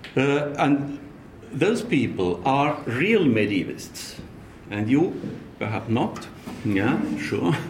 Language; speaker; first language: English; non-native, fluent; Estonian